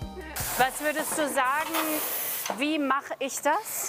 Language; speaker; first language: German; native; German